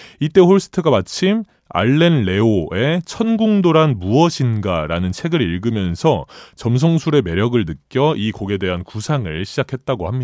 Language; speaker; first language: Korean; native; Korean